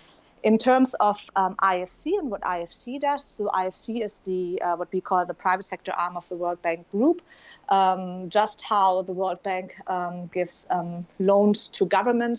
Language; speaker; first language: English; non-native, fluent; German